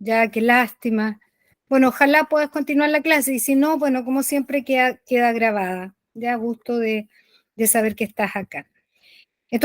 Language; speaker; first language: Spanish; native; Spanish